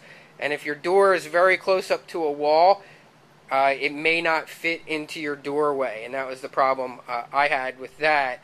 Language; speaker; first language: English; native; English